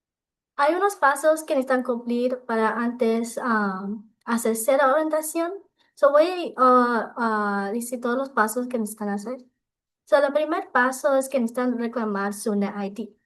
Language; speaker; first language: Spanish; non-native, local second language; English